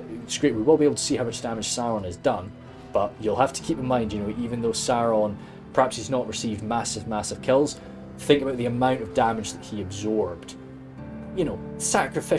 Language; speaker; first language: English; native; English